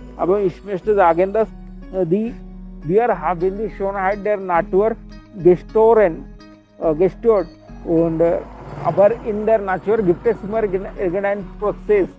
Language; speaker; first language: German; non-native, learner; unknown